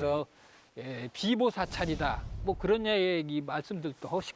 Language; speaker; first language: Korean; native; Korean